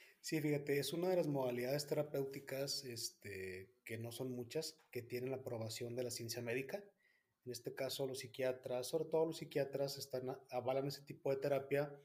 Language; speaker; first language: Spanish; native; Spanish